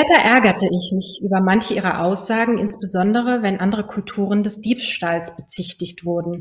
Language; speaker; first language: German; early bilingual, other home language; Persian